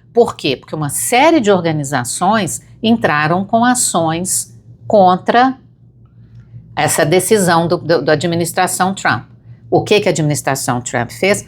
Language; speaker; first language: Portuguese; native; Portuguese